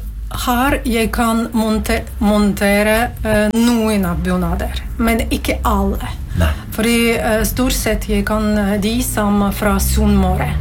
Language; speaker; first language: Norwegian; non-native, learner; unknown